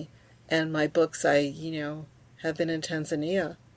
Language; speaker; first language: English; early bilingual, other home language; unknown